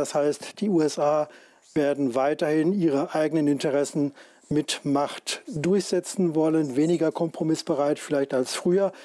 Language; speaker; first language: German; native; German